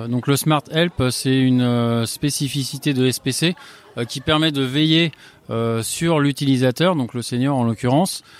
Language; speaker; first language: French; native; French